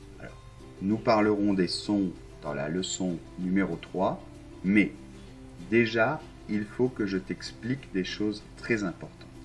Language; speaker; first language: French; non-native, fluent; Arabic